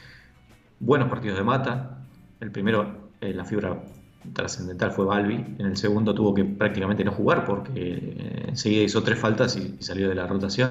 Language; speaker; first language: Spanish; native; Spanish